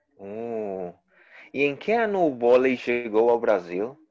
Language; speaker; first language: Portuguese; non-native, learner; Spanish